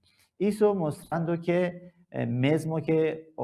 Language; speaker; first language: Portuguese; non-native, learner; Persian